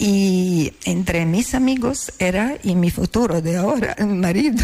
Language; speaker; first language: Spanish; non-native, learner; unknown